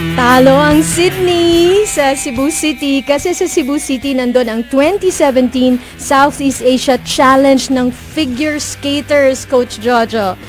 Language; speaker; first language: Filipino; non-native, local second language; Cebuano